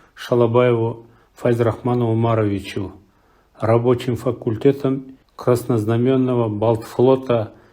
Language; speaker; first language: Russian; non-native, local second language; Kazakh